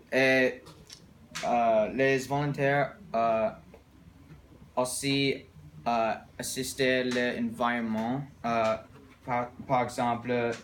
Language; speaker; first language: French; non-native, learner; English